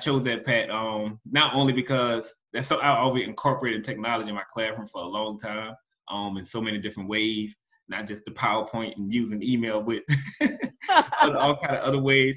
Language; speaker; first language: English; native; English